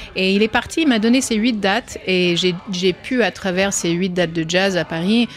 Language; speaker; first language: French; non-native, fluent; English